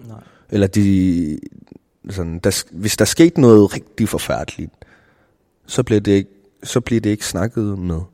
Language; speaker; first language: Danish; non-native, local second language; Kalaallisut